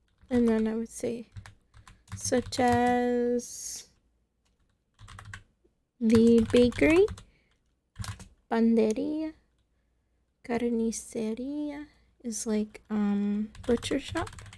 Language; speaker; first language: English; native; English